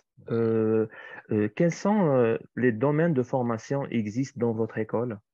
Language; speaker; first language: French; non-native, fluent; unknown